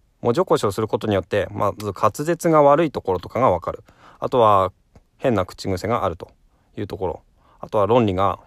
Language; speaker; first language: Japanese; native; Japanese